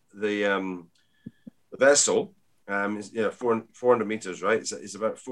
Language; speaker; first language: English; native; English